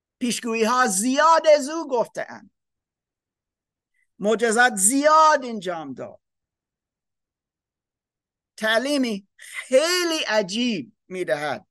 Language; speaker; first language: Persian; non-native, learner; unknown